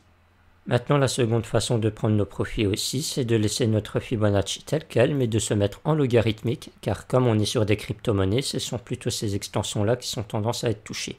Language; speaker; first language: French; native; French